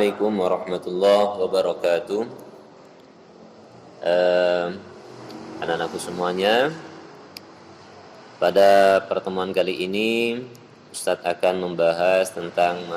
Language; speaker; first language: Indonesian; native; Indonesian